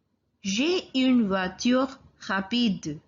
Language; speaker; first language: French; non-native, fluent; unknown